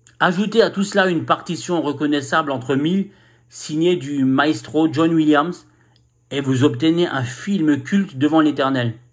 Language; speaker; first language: French; native; French